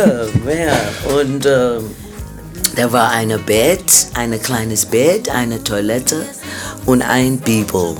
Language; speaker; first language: German; non-native, fluent; English